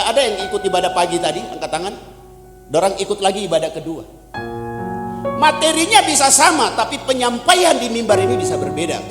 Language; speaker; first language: Indonesian; native; Indonesian